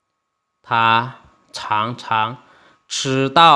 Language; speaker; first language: Chinese; non-native, fluent; Lao